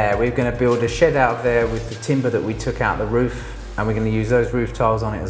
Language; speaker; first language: English; native; English